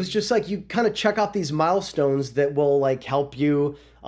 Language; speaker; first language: English; native; English